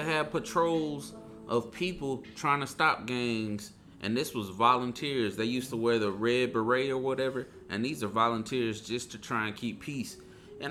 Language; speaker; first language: English; native; English